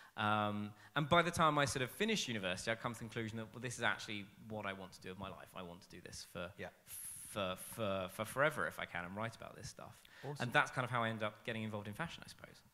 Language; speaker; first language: English; native; English